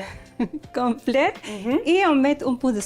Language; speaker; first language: French; non-native, learner; Spanish